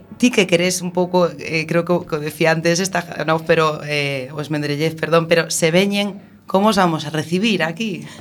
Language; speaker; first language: Galician; native; Galician